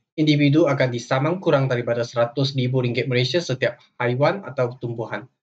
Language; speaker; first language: Malay; non-native, local second language; Chinese